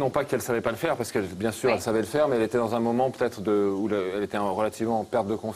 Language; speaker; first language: French; native; French